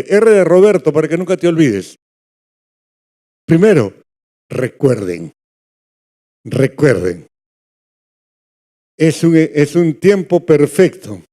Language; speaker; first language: Spanish; native; Spanish